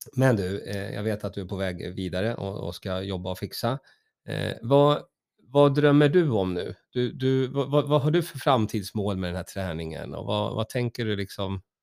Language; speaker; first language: Swedish; native; Swedish